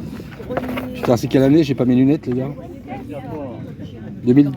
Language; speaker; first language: French; native; French